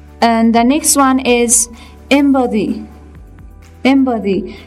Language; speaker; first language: English; non-native, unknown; Persian